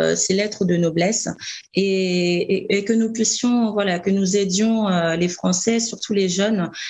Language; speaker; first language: French; non-native, local second language; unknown